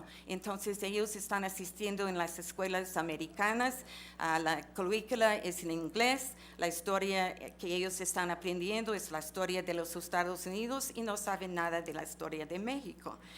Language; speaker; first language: Spanish; non-native, fluent; English